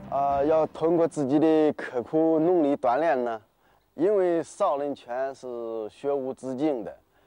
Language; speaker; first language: Chinese; native; Chinese